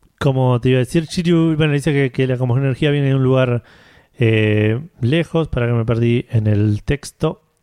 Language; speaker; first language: Spanish; native; Spanish